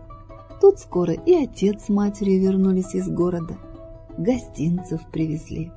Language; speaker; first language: Russian; native; Russian